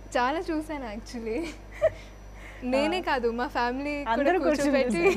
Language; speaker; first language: Telugu; non-native, fluent; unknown